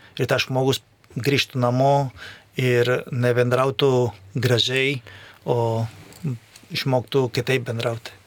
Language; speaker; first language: Lithuanian; non-native, fluent; Spanish